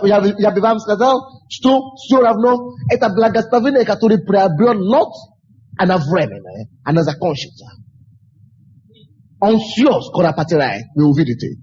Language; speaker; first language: Russian; non-native, fluent; Yoruba